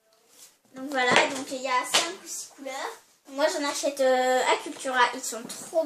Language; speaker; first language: French; native; French